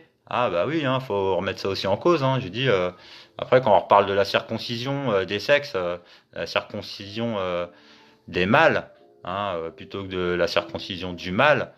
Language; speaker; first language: French; native; French